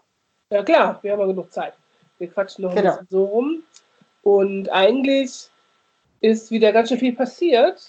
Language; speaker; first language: German; native; German